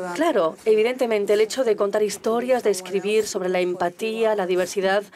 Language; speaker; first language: Spanish; non-native, fluent; Turkish